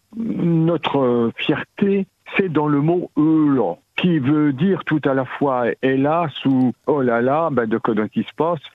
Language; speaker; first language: French; native; French